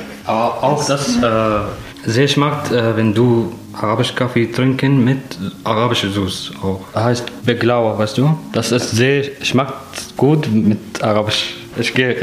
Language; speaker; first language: German; non-native, learner; Arabic